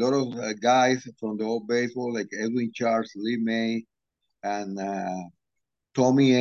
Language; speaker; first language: English; non-native, fluent; Spanish